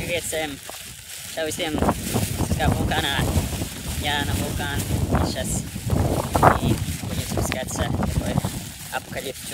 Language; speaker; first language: Russian; non-native, learner; Latvian